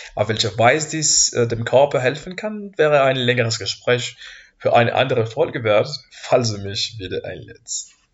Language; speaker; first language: German; non-native, fluent; Spanish